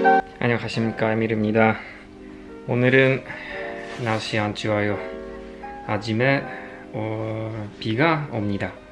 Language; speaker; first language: Korean; non-native, learner; Polish